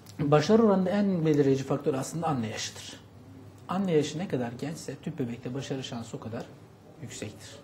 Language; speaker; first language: Turkish; native; Turkish